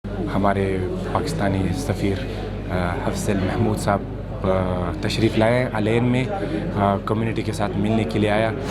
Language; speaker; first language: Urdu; non-native, local second language; Pashto